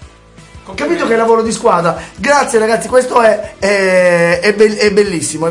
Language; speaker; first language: Italian; native; Italian